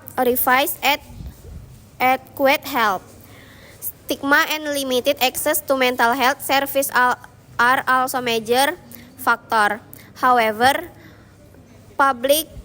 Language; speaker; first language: English; non-native, learner; Indonesian